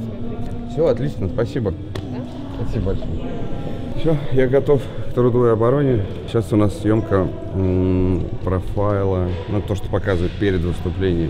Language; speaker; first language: Russian; native; Russian